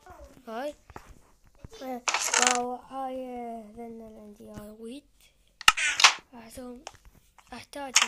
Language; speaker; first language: Arabic; early bilingual, heritage; Arabic